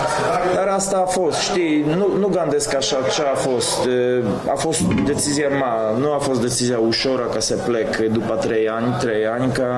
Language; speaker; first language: Romanian; non-native, fluent; Polish